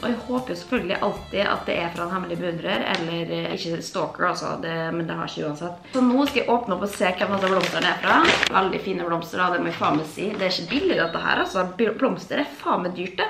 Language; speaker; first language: Norwegian; native; Norwegian